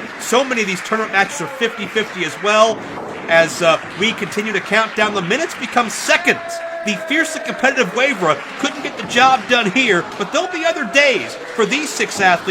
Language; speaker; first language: English; native; English